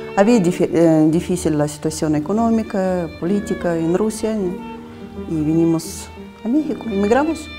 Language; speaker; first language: Spanish; non-native, fluent; Russian